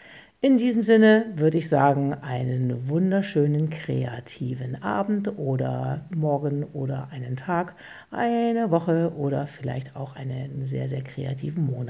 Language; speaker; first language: German; native; German